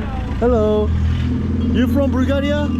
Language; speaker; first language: English; non-native, learner; Korean